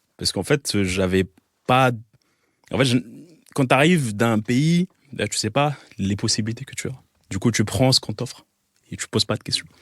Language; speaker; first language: French; non-native, local second language; Arabic